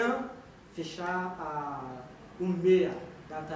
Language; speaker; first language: Portuguese; non-native, learner; Haitian Creole